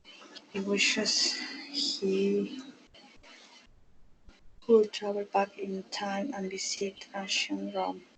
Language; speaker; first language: English; non-native, learner; Spanish